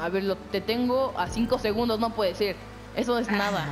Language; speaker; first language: Spanish; native; Spanish